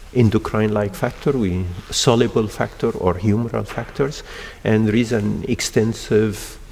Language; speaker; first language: English; non-native, fluent; Arabic